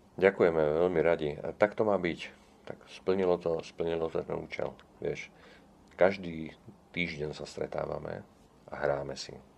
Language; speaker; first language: Slovak; non-native, local second language; Czech